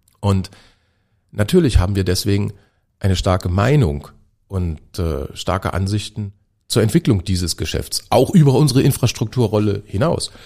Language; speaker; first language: German; native; German